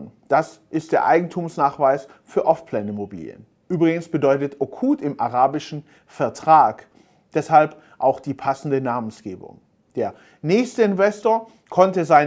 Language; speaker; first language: German; native; German